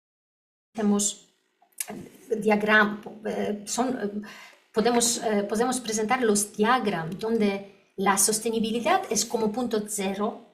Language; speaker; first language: Spanish; non-native, learner; Polish